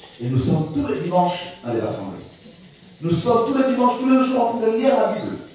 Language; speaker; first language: French; non-native, local second language; Lingala